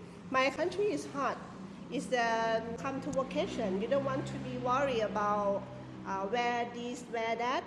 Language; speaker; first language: English; non-native, learner; Thai